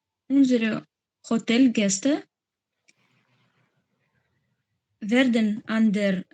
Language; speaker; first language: German; non-native, learner; Macedonian